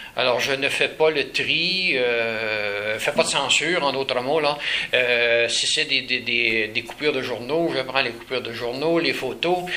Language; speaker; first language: French; native; French